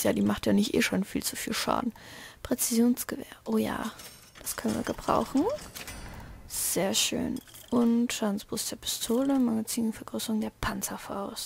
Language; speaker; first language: German; native; German